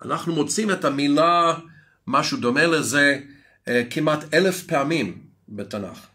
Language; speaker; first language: Hebrew; non-native, fluent; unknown